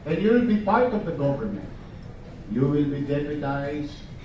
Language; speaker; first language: English; non-native, local second language; Filipino